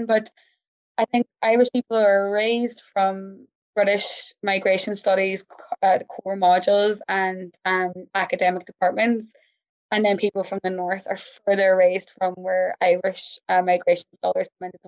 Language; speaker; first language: English; native; English